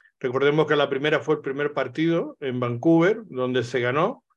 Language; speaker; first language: Spanish; native; Spanish